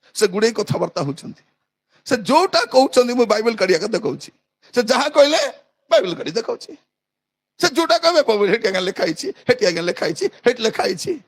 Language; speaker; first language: Odia; native; Odia